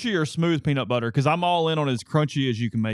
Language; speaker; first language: English; native; English